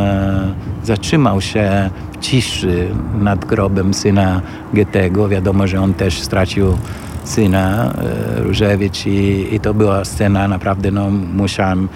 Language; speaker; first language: Polish; non-native, fluent; Italian